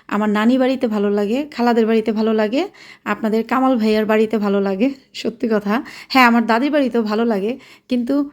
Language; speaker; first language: Bangla; early bilingual, heritage; Bangla